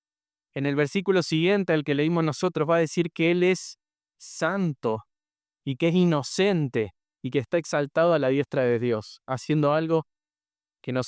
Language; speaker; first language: Spanish; native; Spanish